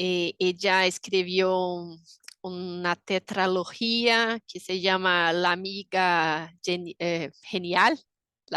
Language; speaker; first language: Spanish; non-native, fluent; Portuguese